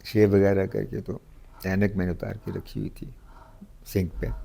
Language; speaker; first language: Urdu; non-native, local second language; Punjabi